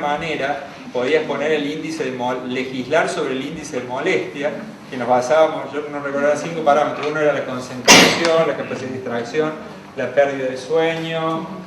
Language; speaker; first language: Spanish; native; Spanish